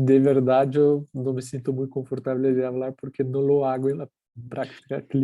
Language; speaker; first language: Spanish; non-native, fluent; Portuguese